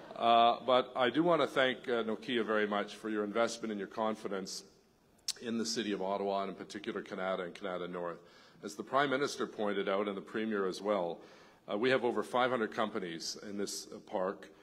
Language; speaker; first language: English; native; English